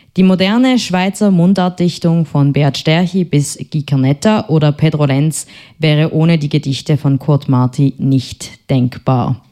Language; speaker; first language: German; native; German